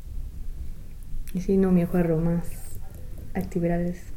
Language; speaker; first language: Spanish; non-native, fluent; English